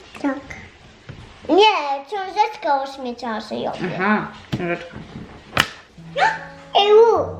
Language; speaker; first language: Polish; early bilingual, heritage; Polish